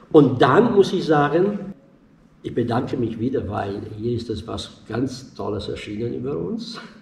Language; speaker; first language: German; non-native, fluent; Italian